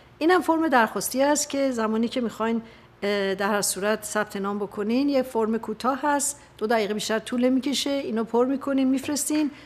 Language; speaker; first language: Persian; native; Persian